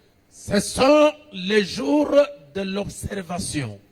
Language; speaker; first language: French; non-native, local second language; Lingala